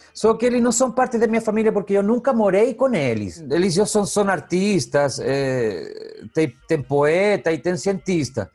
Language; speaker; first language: Portuguese; non-native, fluent; Spanish